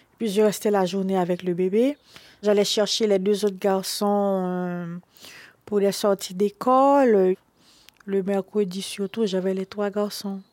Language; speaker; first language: French; non-native, local second language; Haitian Creole